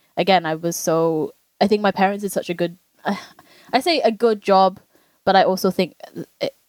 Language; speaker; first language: English; native; English